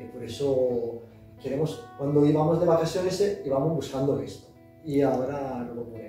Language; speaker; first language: Spanish; non-native, learner; Italian